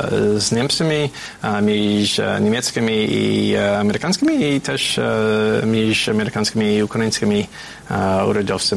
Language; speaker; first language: Ukrainian; non-native, fluent; English